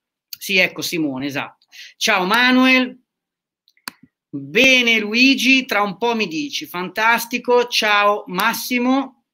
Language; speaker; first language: Italian; native; Italian